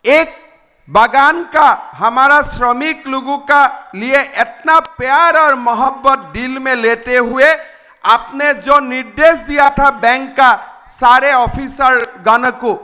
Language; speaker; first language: Hindi; non-native, local second language; Assamese